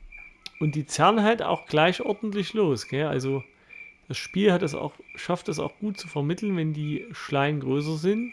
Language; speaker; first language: German; native; German